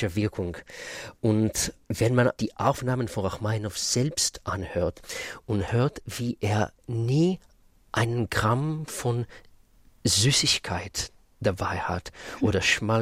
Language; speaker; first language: German; non-native, fluent; Russian